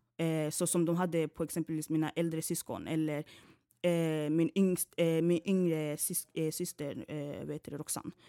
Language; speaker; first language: Swedish; early bilingual, other home language; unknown